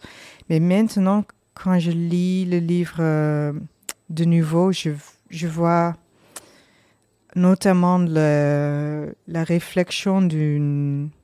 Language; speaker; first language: French; non-native, learner; Dutch